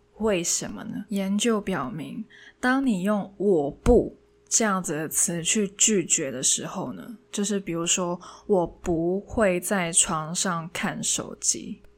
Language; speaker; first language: Chinese; non-native, local second language; Cantonese